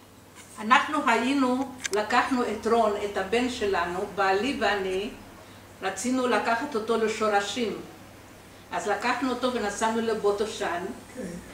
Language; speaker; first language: Hebrew; non-native, fluent; Romanian